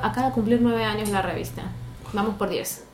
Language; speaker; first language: Spanish; native; Spanish